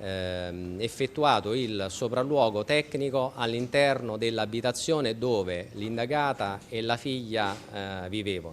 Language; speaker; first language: Italian; native; Italian